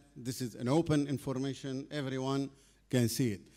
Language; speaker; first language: English; non-native, fluent; Arabic